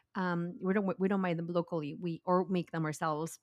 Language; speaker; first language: English; early bilingual, other home language; Spanish